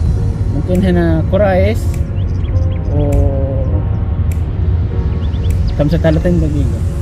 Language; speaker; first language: Arabic; non-native, learner; Filipino